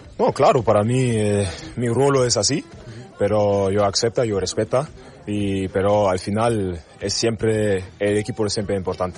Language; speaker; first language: Spanish; non-native, learner; German